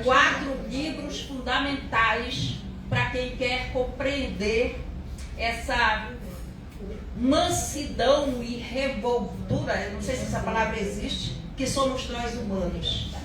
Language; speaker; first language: Portuguese; native; Portuguese